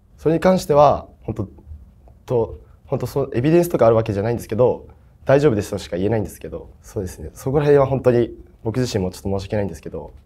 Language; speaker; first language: Japanese; native; Japanese